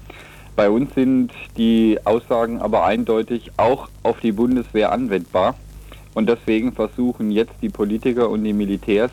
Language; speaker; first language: German; native; German